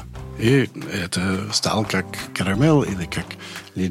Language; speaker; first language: Russian; non-native, learner; English